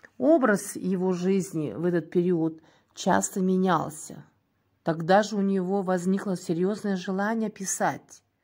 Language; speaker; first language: Russian; non-native, local second language; Kyrgyz